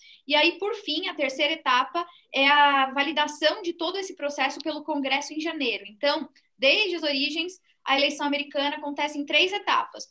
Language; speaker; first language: Portuguese; native; Portuguese